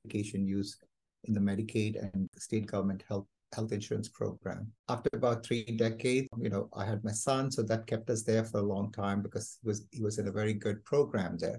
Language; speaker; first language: English; non-native, local second language; Malayalam